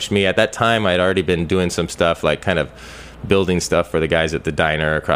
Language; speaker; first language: English; native; English